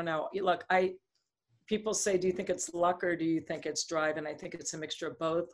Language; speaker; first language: English; native; English